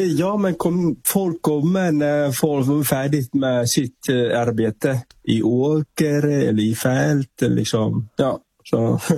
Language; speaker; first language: Swedish; non-native, fluent; Vietnamese